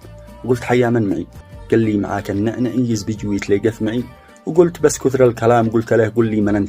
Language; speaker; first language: Arabic; native; Arabic